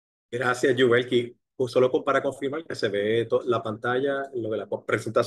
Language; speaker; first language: Spanish; native; Spanish